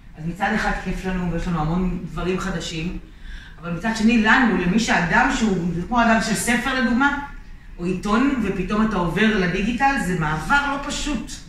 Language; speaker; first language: Hebrew; native; Hebrew